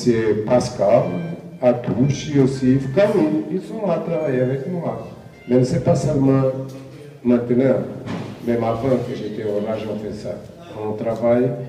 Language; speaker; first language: French; non-native, fluent; Portuguese